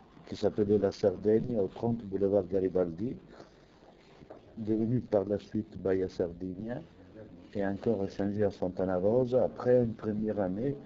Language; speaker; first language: French; non-native, fluent; Italian